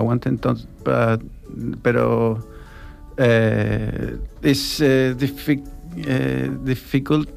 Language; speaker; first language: Catalan; non-native, learner; Spanish